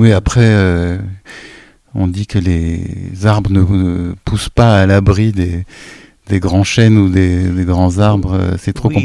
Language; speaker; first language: French; native; French